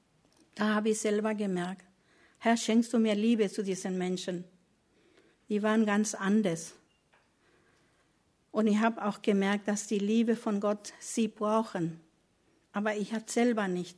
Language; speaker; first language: German; non-native, learner; Spanish